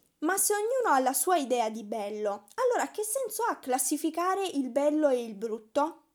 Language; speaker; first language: Italian; native; Italian